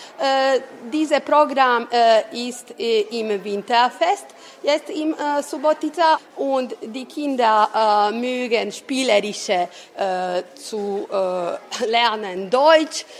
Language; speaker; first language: German; non-native, learner; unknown